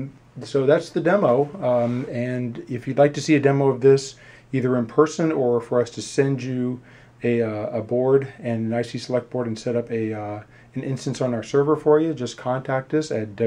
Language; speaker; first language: English; native; English